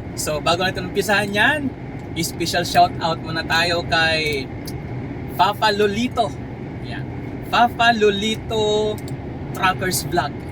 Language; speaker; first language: Filipino; non-native, local second language; Cebuano